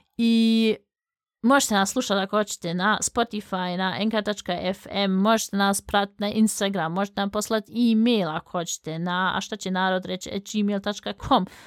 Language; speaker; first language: Bosnian; early bilingual, heritage; Bosnian